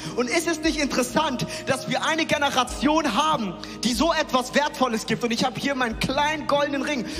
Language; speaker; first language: German; native; German